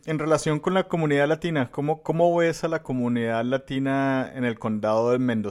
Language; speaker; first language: Spanish; native; Spanish